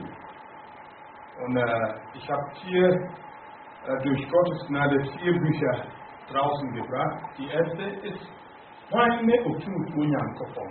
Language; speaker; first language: German; non-native, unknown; Akan